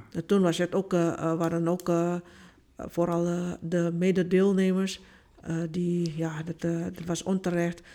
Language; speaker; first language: Dutch; non-native, fluent; Indonesian